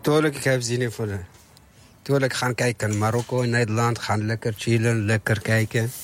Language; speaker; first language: Dutch; non-native, learner; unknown